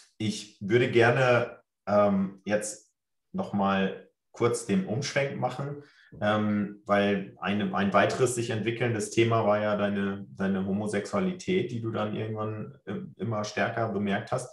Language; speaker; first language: German; native; German